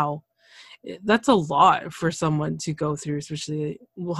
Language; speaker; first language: English; early bilingual, other home language; Spanish